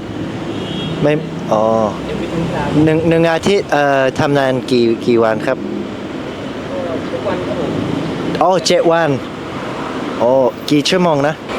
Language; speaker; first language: Thai; non-native, learner; English